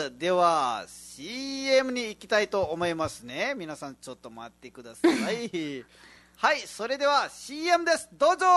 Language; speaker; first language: Japanese; non-native, fluent; Nepali